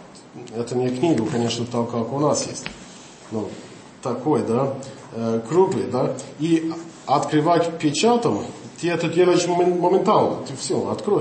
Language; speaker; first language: Russian; non-native, learner; English